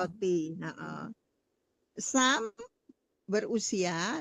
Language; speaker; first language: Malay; non-native, learner; Indonesian